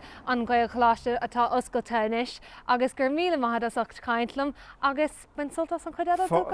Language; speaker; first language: Irish; non-native, local second language; English